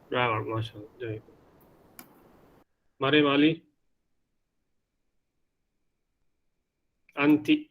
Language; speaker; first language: Arabic; non-native, fluent; Divehi